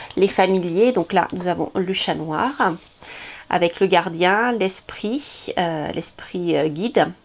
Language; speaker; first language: French; native; French